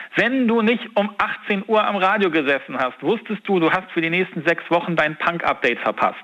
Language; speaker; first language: German; native; German